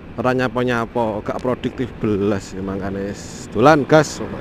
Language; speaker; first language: Javanese; native; Javanese